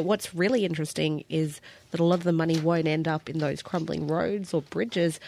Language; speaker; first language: English; native; English